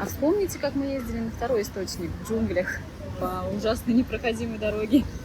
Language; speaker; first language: Russian; native; Russian